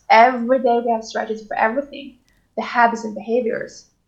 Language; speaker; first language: English; non-native, fluent; Swedish